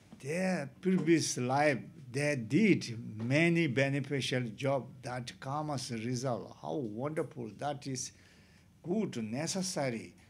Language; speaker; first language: English; non-native, learner; Tibetan